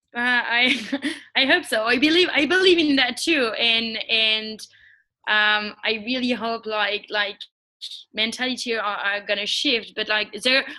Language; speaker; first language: English; non-native, fluent; French